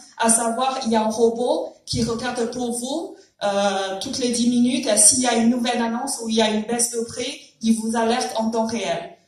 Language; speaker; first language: French; non-native, fluent; Chinese